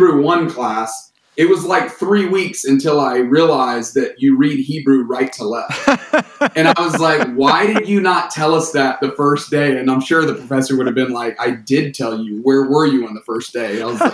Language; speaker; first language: English; native; English